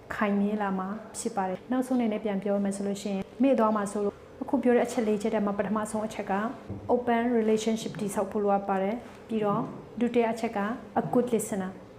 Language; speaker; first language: Burmese; non-native, local second language; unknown